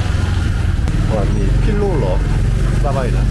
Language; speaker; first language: Thai; non-native, learner; Korean